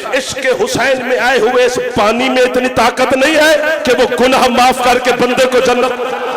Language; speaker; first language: Urdu; non-native, local second language; Punjabi